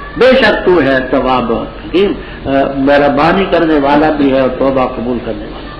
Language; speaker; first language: Urdu; non-native, local second language; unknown